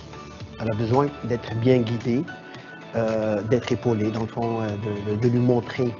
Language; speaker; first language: French; non-native, local second language; Arabic